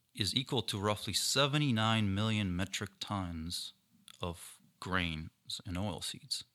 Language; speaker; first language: English; non-native, fluent; Ukrainian